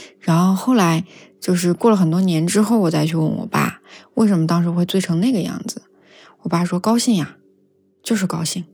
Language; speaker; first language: Chinese; native; Chinese